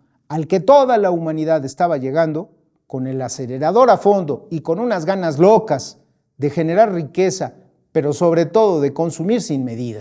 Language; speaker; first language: Spanish; native; Spanish